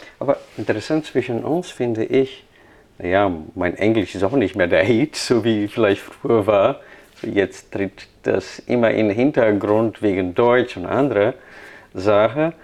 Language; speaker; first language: German; non-native, fluent; Portuguese